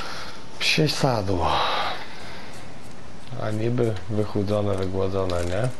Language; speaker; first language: Polish; native; Polish